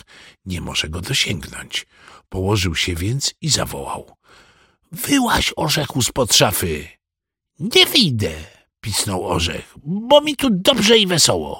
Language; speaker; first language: Polish; native; Polish